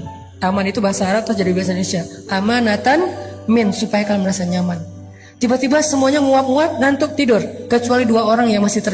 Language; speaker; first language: Indonesian; native; Indonesian